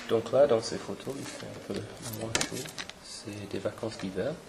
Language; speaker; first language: French; non-native, fluent; English